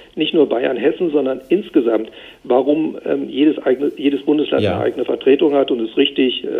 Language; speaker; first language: German; native; German